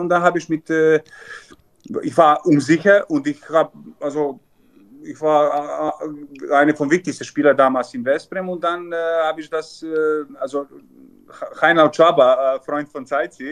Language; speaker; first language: German; non-native, learner; Serbian